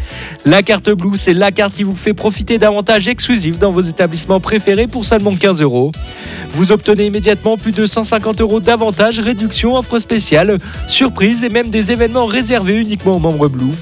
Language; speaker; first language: French; native; French